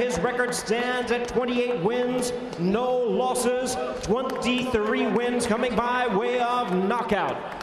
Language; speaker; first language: English; early bilingual, other home language; Spanish